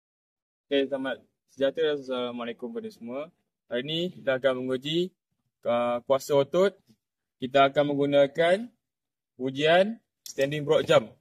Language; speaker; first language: Malay; native; Malay